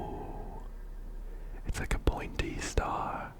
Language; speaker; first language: English; native; English